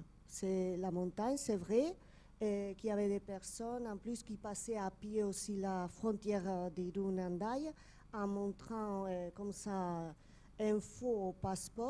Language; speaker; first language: French; non-native, fluent; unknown